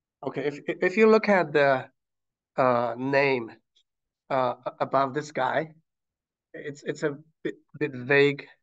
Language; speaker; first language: English; non-native, fluent; Chinese